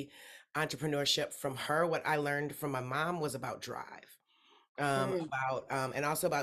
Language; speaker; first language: English; native; English